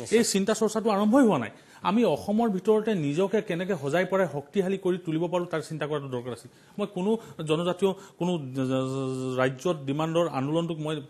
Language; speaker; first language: Assamese; non-native, local second language; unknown